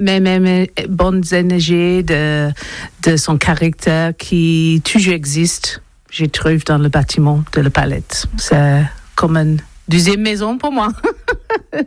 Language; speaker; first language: French; non-native, learner; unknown